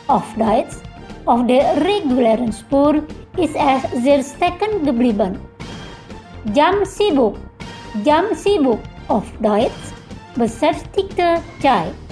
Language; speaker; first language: German; non-native, learner; Indonesian